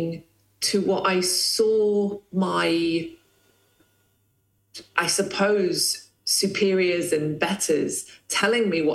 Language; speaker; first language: English; native; English